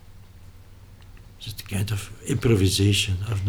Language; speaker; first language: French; non-native, local second language; Dutch